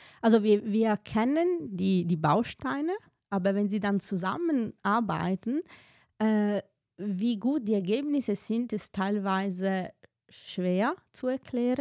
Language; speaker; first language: German; non-native, fluent; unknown